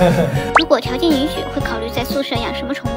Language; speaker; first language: Chinese; native; Chinese